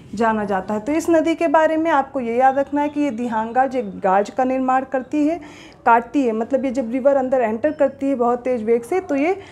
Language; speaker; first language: Hindi; native; Hindi